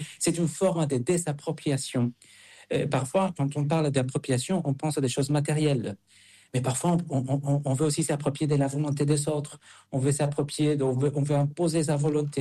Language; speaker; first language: French; non-native, fluent; Spanish